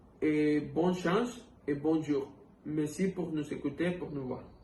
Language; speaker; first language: French; non-native, fluent; Spanish